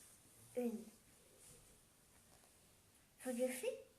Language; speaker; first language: French; non-native, learner; Vietnamese